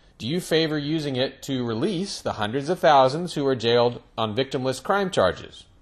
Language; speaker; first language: English; native; English